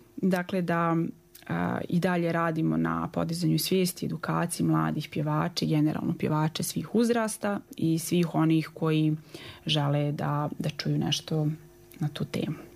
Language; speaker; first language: Croatian; native; Croatian